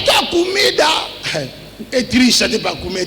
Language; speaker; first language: Portuguese; non-native, learner; Lingala